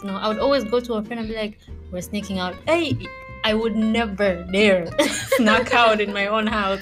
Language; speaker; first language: English; non-native, local second language; Akan